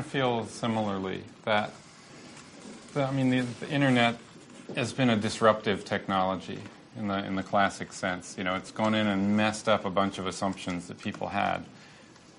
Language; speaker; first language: English; native; English